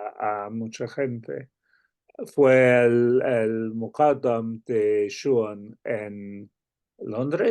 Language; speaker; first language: Spanish; non-native, fluent; English